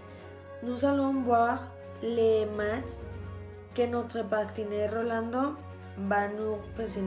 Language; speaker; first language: French; non-native, learner; Spanish